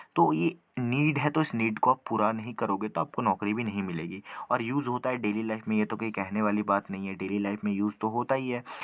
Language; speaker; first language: Hindi; native; Hindi